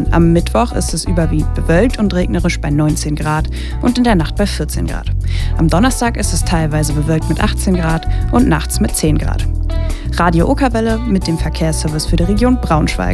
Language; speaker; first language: German; native; German